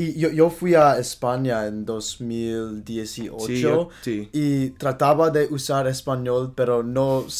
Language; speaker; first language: Spanish; non-native, learner; English